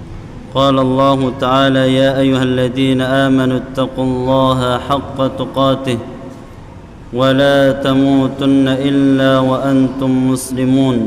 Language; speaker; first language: Arabic; non-native, fluent; Indonesian